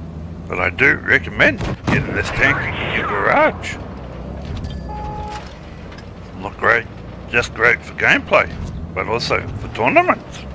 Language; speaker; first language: English; native; English